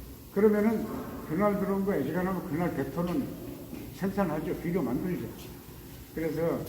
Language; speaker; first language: Korean; native; Korean